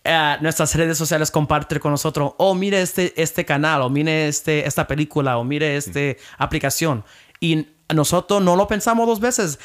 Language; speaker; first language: Spanish; early bilingual, heritage; Spanish